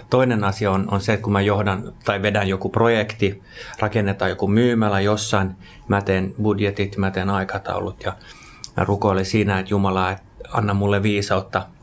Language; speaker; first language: Finnish; non-native, local second language; Swedish